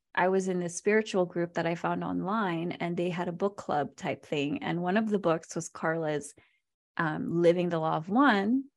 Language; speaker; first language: English; native; English